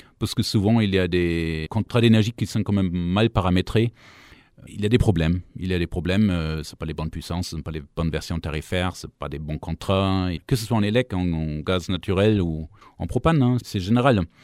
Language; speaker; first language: French; non-native, fluent; German